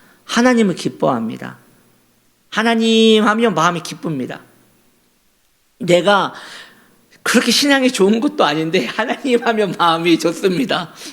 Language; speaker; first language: Korean; native; Korean